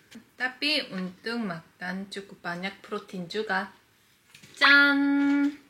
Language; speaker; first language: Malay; non-native, fluent; Korean